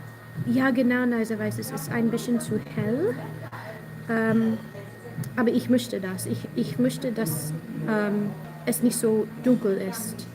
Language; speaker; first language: German; non-native, learner; English